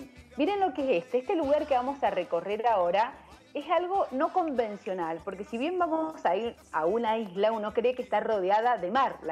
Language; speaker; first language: Spanish; native; Spanish